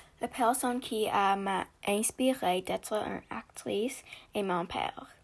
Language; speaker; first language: French; non-native, learner; English